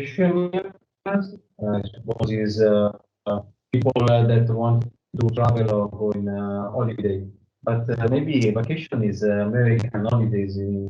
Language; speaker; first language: English; non-native, learner; Italian